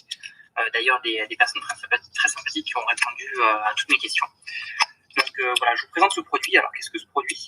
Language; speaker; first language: French; native; French